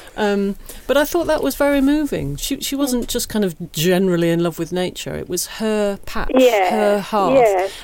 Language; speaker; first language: English; native; English